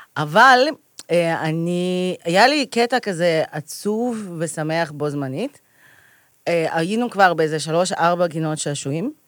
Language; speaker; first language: Hebrew; early bilingual, other home language; Russian